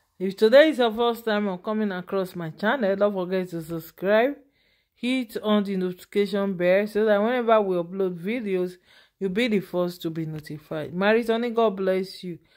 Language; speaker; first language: Nigerian Pidgin; non-native, local second language; Yoruba